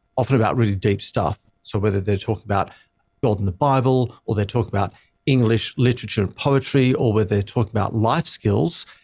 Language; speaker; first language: English; native; English